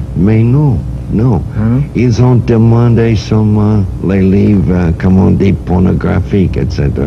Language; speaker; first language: French; non-native, fluent; English